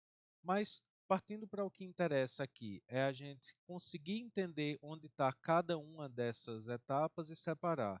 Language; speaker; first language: Portuguese; native; Portuguese